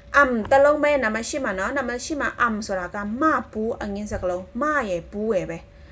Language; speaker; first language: Burmese; non-native, local second language; Shan